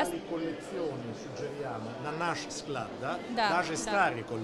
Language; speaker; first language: Russian; non-native, learner; Italian